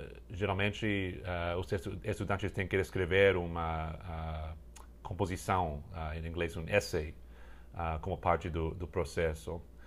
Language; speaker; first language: Portuguese; non-native, fluent; English